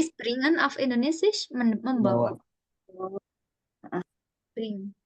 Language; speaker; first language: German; non-native, fluent; Indonesian